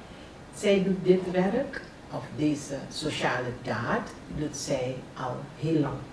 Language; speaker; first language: Dutch; non-native, local second language; Javanese